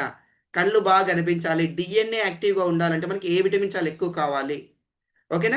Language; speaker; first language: Telugu; native; Telugu